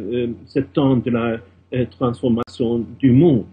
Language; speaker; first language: French; non-native, fluent; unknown